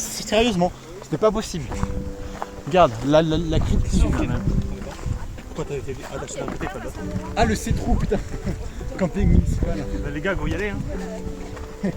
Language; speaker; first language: French; native; French